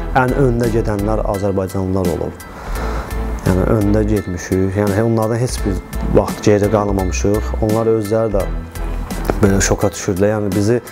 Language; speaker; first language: Azerbaijani; native; Azerbaijani